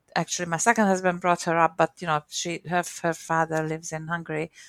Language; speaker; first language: English; non-native, fluent; Hungarian